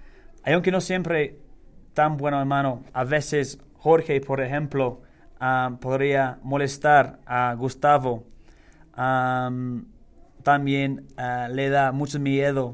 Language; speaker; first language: Spanish; non-native, learner; English